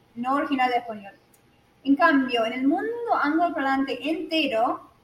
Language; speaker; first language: Spanish; non-native, fluent; English